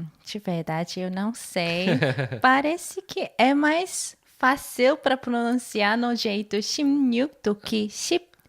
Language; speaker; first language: Portuguese; non-native, learner; Korean